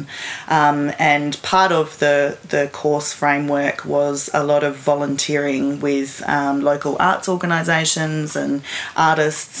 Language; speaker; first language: English; native; English